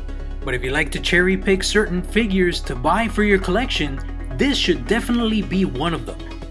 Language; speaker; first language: English; native; English